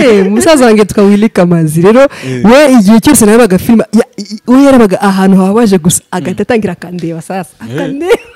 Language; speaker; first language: Kinyarwanda; early bilingual, heritage; Kinyarwanda